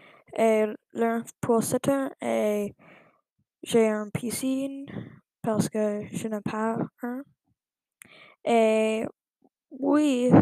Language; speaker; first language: French; non-native, learner; English